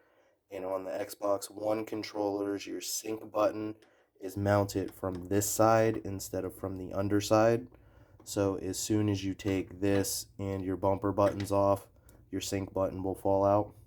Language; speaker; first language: English; native; English